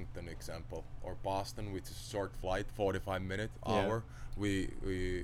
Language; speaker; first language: English; non-native, fluent; Finnish